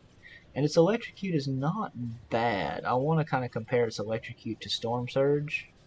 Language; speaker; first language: English; native; English